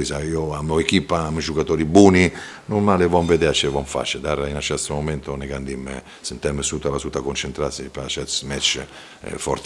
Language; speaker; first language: Romanian; non-native, fluent; Italian